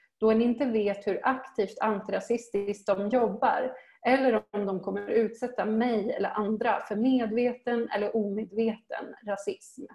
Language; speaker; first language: Swedish; native; Swedish